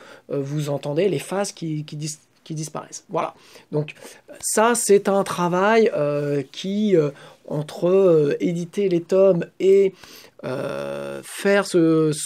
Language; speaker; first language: French; native; French